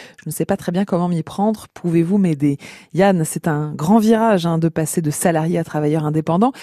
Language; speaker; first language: French; native; French